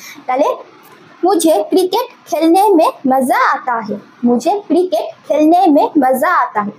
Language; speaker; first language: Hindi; non-native, local second language; Bangla